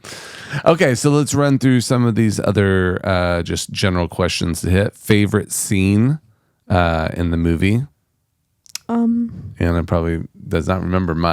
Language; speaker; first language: English; native; English